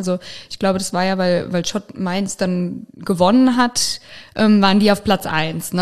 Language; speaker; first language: German; native; German